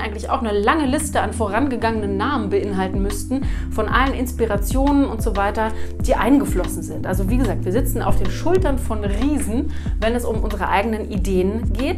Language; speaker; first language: German; native; German